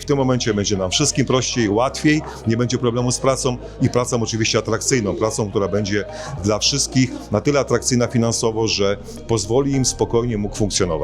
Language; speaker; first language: Polish; native; Polish